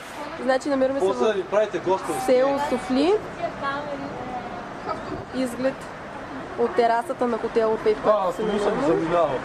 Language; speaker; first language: Bulgarian; native; Bulgarian